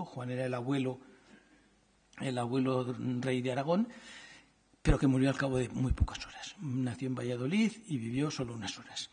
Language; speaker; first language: Spanish; native; Spanish